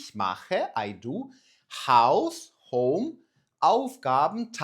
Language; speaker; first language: German; non-native, fluent; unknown